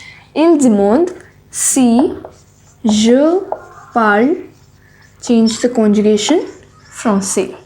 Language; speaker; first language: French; non-native, fluent; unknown